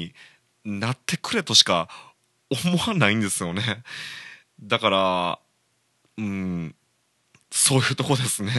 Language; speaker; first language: Japanese; native; Japanese